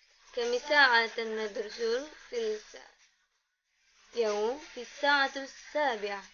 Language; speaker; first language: Arabic; non-native, learner; Indonesian